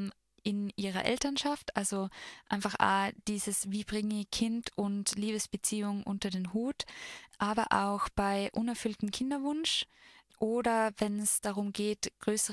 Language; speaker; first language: German; native; German